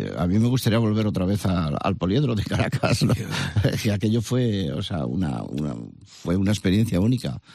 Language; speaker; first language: Spanish; native; Spanish